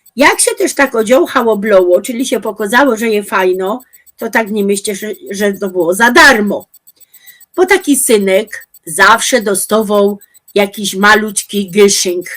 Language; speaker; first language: Polish; native; Polish